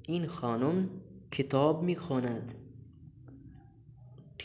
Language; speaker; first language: Persian; non-native, fluent; Urdu